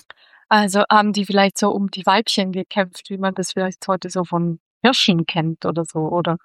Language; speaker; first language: German; native; German